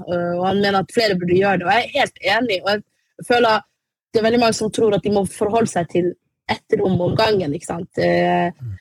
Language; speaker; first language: Norwegian; early bilingual, other home language; Arabic